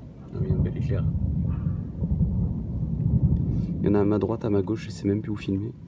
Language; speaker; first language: French; native; French